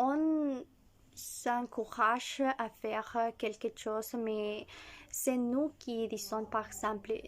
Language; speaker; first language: French; non-native, learner; Spanish